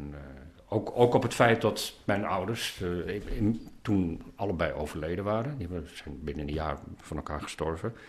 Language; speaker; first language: Dutch; native; Dutch